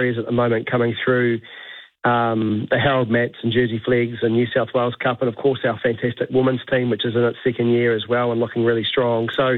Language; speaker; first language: English; native; English